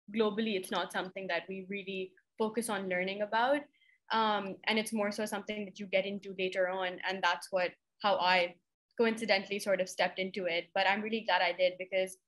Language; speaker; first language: English; non-native, local second language; Urdu